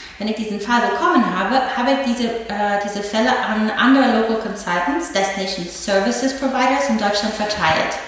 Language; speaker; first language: German; non-native, fluent; English